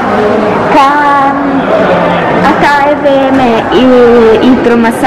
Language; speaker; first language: Albanian; early bilingual, heritage; Albanian